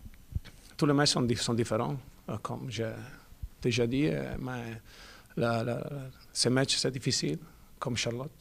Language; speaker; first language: French; non-native, learner; Italian